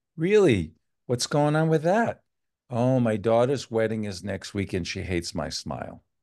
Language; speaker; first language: English; native; English